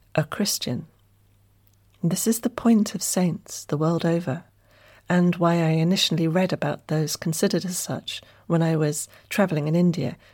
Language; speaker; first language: English; native; English